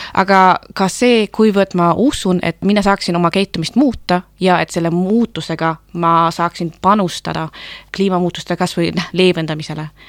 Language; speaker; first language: Estonian; non-native, fluent; German